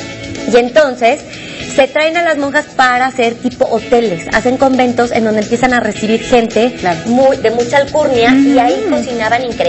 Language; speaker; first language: Spanish; native; Spanish